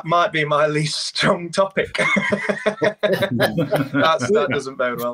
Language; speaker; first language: English; native; English